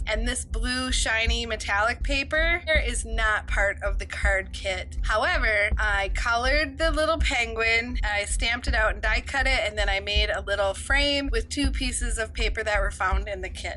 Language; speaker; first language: English; native; English